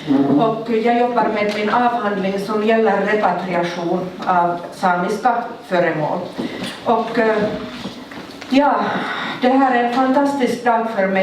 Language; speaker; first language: Swedish; non-native, local second language; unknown